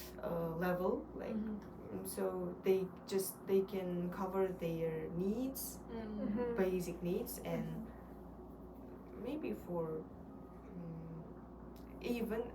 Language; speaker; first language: English; non-native, learner; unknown